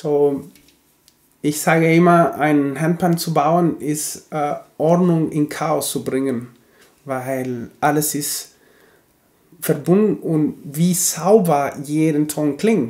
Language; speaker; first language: German; non-native, fluent; Spanish